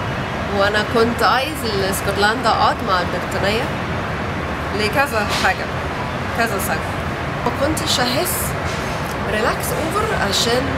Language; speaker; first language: Arabic; non-native, learner; English